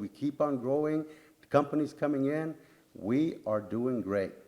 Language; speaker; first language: English; native; English